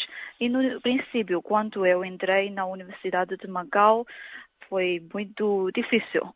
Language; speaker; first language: Portuguese; non-native, fluent; Chinese